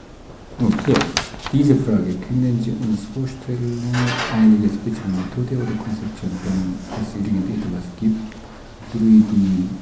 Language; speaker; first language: German; non-native, learner; Korean